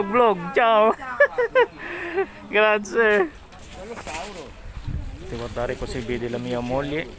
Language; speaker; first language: Italian; non-native, learner; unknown